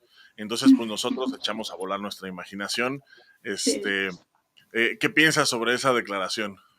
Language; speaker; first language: Spanish; native; Spanish